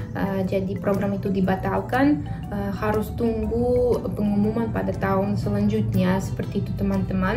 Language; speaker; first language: Indonesian; non-native, fluent; Russian